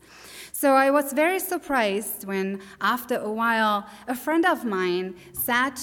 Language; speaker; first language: English; non-native, fluent; German